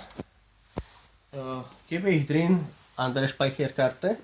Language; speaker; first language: German; non-native, learner; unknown